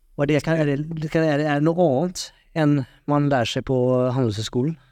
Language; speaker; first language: Swedish; non-native, fluent; Norwegian